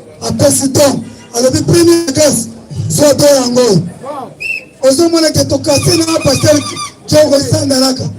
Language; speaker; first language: Lingala; native; Lingala